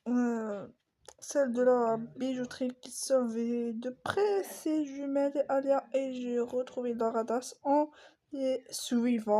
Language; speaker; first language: French; native; French